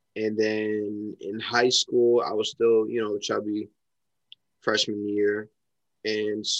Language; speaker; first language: English; native; English